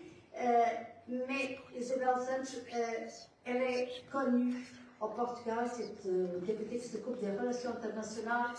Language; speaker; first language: French; non-native, fluent; Portuguese